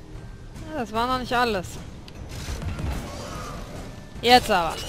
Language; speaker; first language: German; native; German